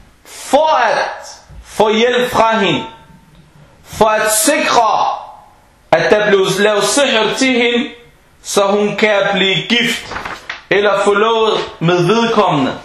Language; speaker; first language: Danish; non-native, fluent; Arabic